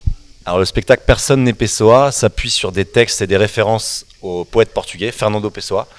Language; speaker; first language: French; native; French